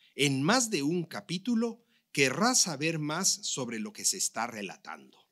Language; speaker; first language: Spanish; native; Spanish